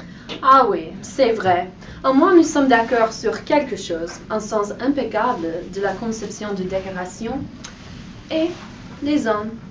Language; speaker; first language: French; non-native, learner; English